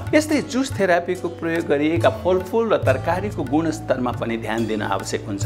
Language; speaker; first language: Nepali; native; Nepali